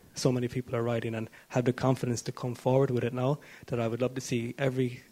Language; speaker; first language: English; native; English